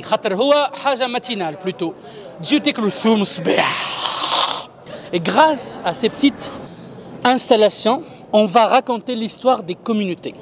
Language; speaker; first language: French; non-native, local second language; Arabic